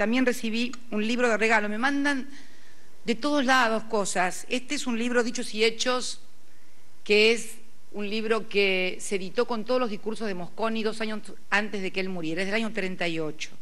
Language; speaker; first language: Spanish; native; Spanish